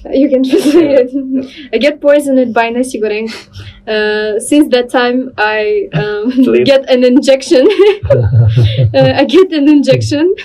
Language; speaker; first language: English; non-native, learner; Russian